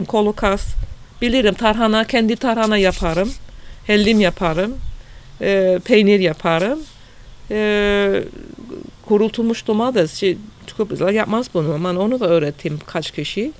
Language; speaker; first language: Turkish; non-native, fluent; English